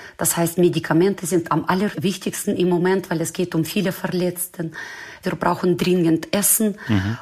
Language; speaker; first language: German; non-native, fluent; Ukrainian